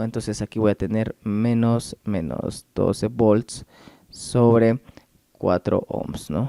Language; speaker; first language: Spanish; native; Spanish